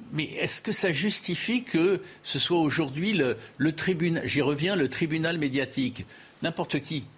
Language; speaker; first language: French; native; French